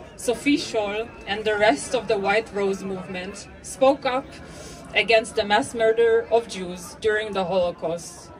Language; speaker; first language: English; non-native, fluent; Hebrew